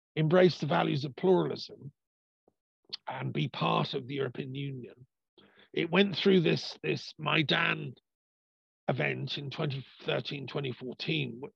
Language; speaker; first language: English; native; English